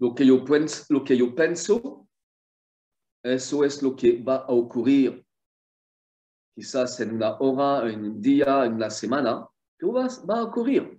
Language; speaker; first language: Spanish; non-native, fluent; French